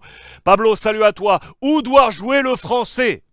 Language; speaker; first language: French; native; French